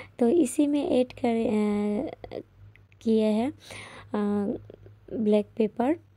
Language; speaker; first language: Hindi; non-native, local second language; Bangla